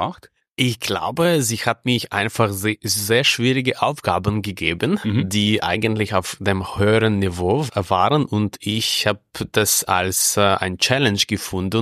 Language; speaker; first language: German; non-native, fluent; Russian